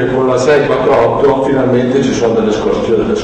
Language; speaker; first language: Italian; non-native, fluent; Albanian